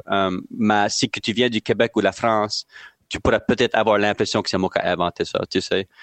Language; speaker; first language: French; native; French